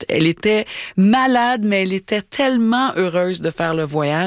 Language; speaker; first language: French; native; French